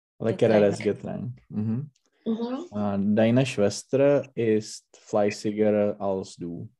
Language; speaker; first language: German; non-native, learner; Czech